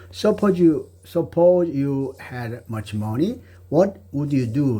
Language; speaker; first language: English; non-native, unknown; Korean